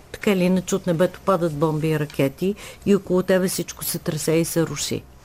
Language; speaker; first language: Bulgarian; native; Bulgarian